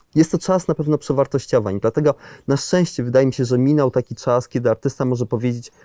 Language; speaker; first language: Polish; native; Polish